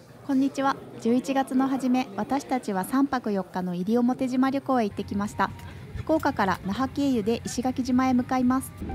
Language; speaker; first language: Japanese; native; Japanese